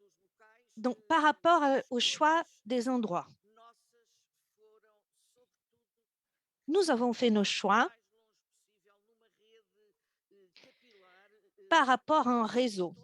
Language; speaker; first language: French; non-native, fluent; Portuguese